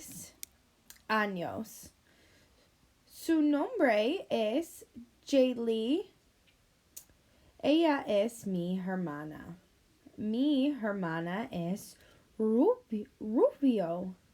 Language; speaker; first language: Spanish; non-native, learner; English